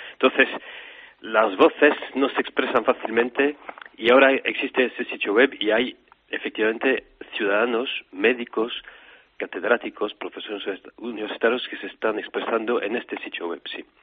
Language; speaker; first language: Spanish; non-native, fluent; French